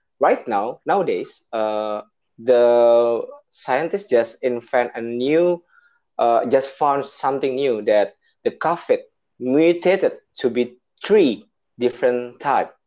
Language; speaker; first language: English; non-native, learner; Indonesian